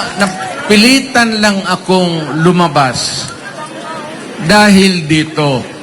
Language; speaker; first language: Filipino; non-native, local second language; Cebuano